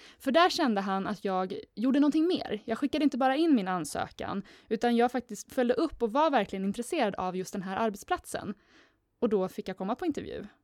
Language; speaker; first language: Swedish; native; Swedish